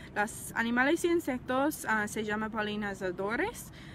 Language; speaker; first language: Spanish; non-native, fluent; English